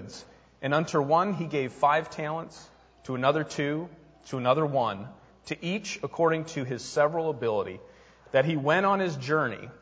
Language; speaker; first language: English; native; English